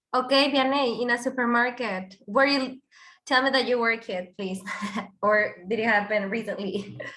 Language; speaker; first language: English; non-native, fluent; Spanish